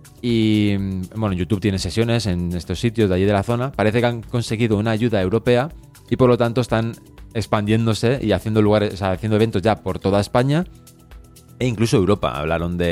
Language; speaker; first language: Spanish; native; Spanish